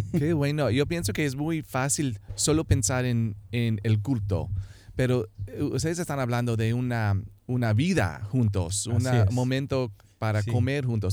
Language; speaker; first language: Spanish; non-native, fluent; English